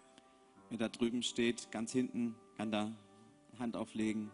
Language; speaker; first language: German; native; German